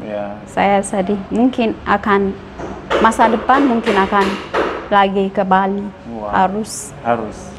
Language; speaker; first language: Indonesian; non-native, learner; Amharic